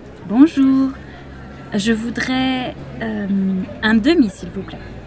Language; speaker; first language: French; native; French